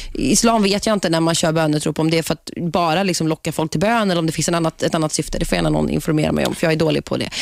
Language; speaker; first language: Swedish; native; Swedish